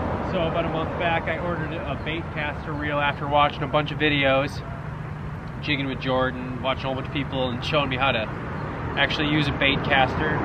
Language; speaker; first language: English; native; English